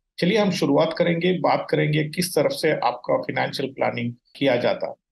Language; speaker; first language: Hindi; non-native, local second language; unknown